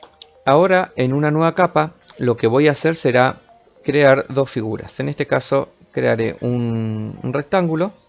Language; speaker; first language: Spanish; native; Spanish